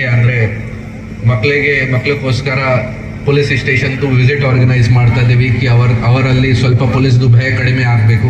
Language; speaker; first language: Kannada; non-native, fluent; Hindi